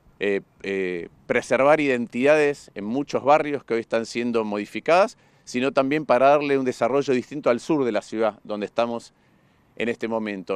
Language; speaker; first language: Spanish; native; Spanish